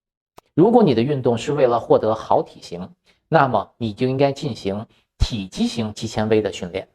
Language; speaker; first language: Chinese; native; Chinese